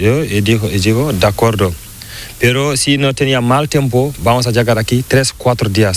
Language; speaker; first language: Spanish; non-native, learner; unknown